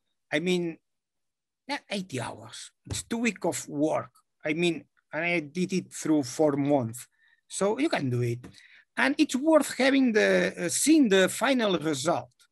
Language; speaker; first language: English; non-native, fluent; Catalan